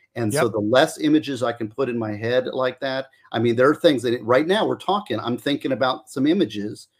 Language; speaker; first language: English; native; English